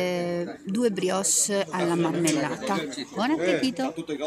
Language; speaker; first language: Italian; native; Italian